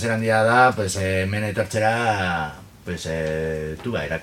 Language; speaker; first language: Basque; non-native, local second language; Spanish